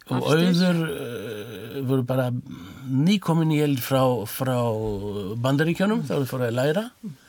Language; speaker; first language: Icelandic; non-native, fluent; French